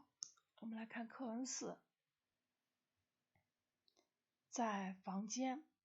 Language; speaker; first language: Chinese; non-native, fluent; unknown